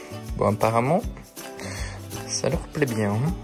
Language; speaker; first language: French; native; French